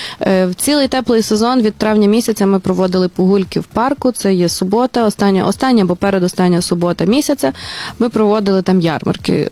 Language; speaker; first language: Ukrainian; native; Ukrainian